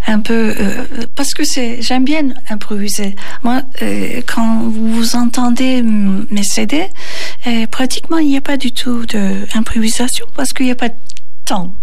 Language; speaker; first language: French; non-native, fluent; Turkish